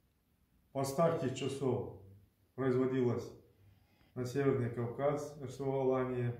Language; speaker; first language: Russian; non-native, local second language; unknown